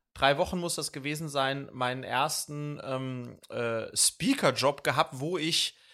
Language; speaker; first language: German; early bilingual, other home language; Swedish